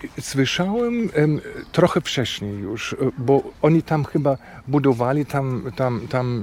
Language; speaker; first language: Polish; non-native, fluent; German